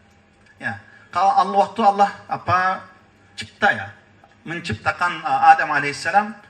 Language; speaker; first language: Indonesian; non-native, learner; Turkish